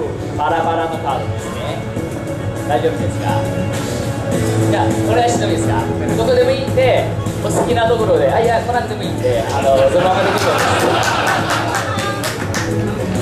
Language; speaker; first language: Japanese; non-native, fluent; Chinese